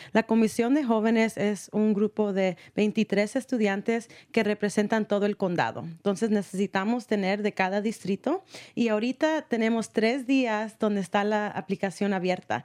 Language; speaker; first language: Spanish; early bilingual, heritage; Spanish